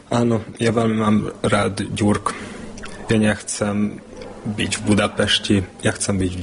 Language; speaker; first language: Slovak; non-native, learner; Hungarian